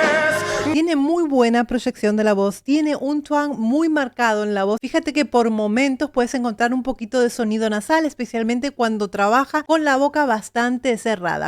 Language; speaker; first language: Spanish; native; Spanish